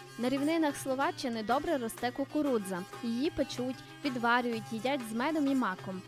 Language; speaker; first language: Ukrainian; native; Ukrainian